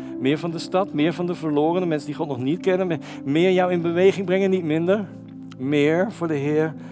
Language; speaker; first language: Dutch; native; Dutch